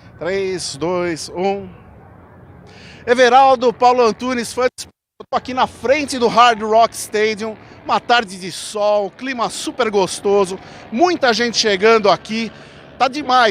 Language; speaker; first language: Portuguese; native; Portuguese